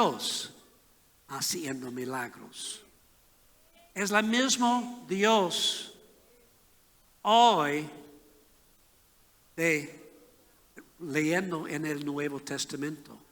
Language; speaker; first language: Spanish; non-native, learner; English